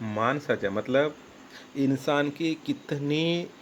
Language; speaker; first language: Hindi; non-native, local second language; Marathi